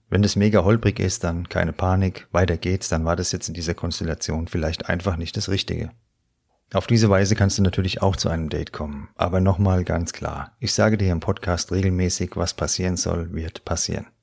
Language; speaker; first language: German; native; German